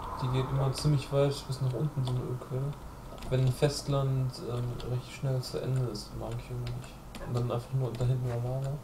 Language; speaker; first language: German; native; German